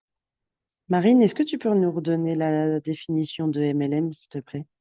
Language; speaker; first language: French; native; French